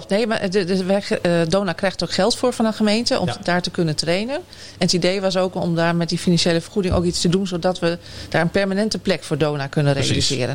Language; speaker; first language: Dutch; native; Dutch